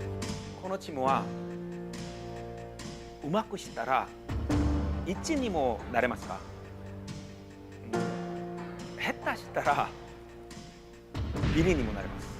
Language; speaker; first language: Japanese; non-native, learner; Korean